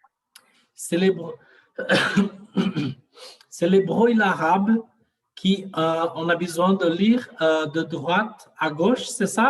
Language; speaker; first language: French; non-native, learner; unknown